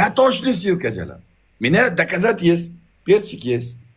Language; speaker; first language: Russian; non-native, learner; Uzbek